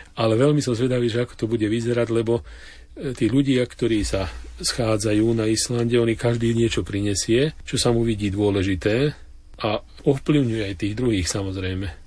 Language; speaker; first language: Slovak; native; Slovak